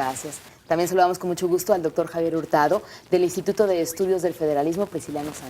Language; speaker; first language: Spanish; native; Spanish